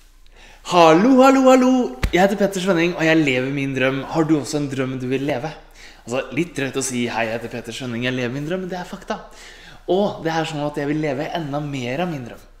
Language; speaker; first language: Norwegian; native; Norwegian